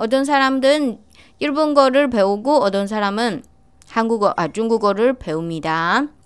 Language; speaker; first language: Korean; non-native, learner; Chinese